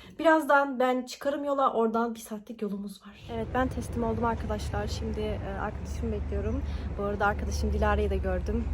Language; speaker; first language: Turkish; native; Turkish